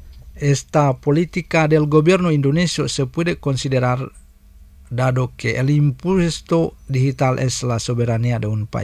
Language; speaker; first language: Spanish; non-native, fluent; Indonesian